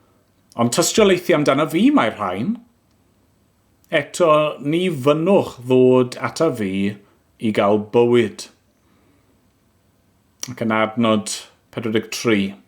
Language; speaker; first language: Welsh; native; Welsh